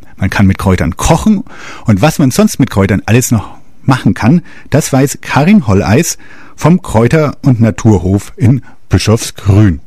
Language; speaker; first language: German; native; German